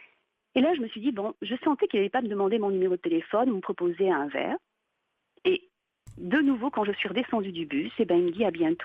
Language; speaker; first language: French; native; French